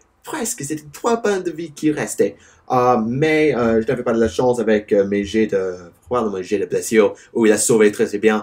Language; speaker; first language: French; non-native, learner; English